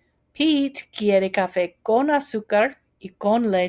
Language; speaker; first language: Spanish; non-native, fluent; English